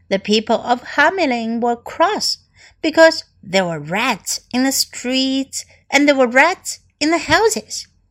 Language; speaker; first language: English; non-native, fluent; Chinese